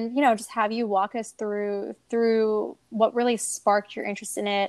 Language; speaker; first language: English; native; English